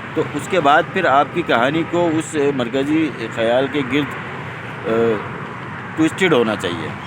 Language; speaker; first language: Urdu; non-native, local second language; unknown